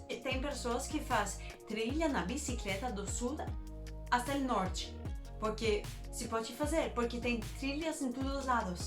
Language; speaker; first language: Portuguese; non-native, learner; Danish